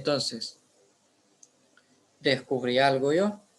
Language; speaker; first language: Spanish; native; Spanish